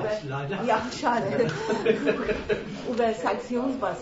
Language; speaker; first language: German; non-native, fluent; Persian